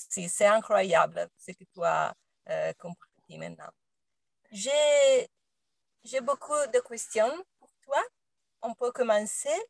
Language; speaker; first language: French; non-native, learner; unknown